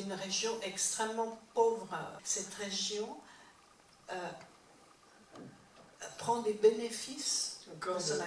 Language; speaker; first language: French; non-native, fluent; Czech